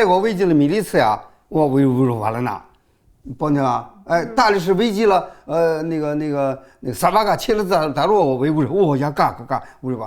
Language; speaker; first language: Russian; non-native, learner; Chinese